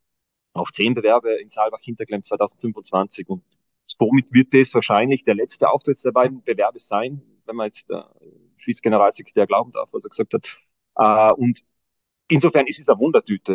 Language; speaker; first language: German; native; German